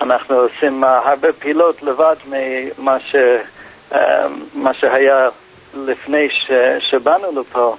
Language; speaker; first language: Hebrew; non-native, fluent; English